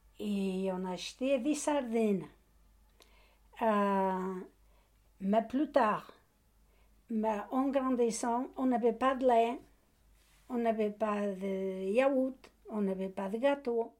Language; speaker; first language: French; non-native, learner; Portuguese